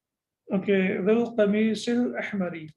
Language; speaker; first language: Arabic; non-native, fluent; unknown